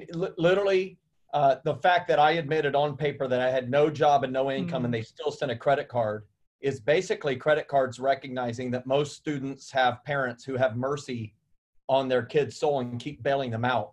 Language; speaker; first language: English; native; English